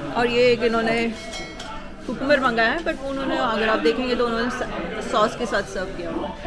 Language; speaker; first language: Hindi; non-native, local second language; Marathi